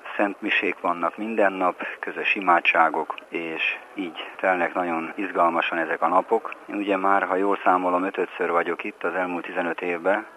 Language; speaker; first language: Hungarian; native; Hungarian